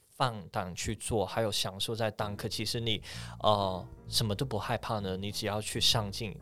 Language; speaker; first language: Chinese; non-native, fluent; Cantonese